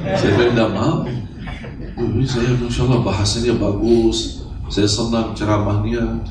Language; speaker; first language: Indonesian; non-native, fluent; Arabic